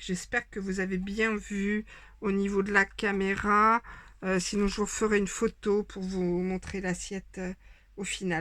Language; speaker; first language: French; native; French